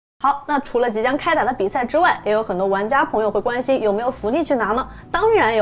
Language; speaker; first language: Chinese; native; Chinese